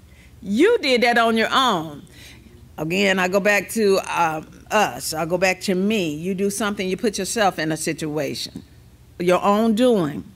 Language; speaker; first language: English; native; English